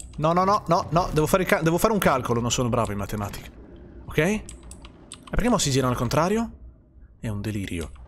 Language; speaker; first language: Italian; native; Italian